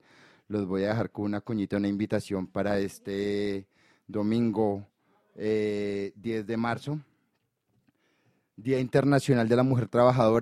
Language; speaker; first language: Spanish; native; Spanish